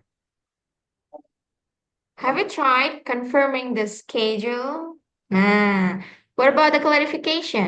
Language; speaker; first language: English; non-native, fluent; Indonesian